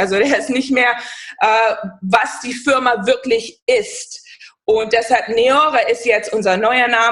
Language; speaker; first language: German; non-native, fluent; English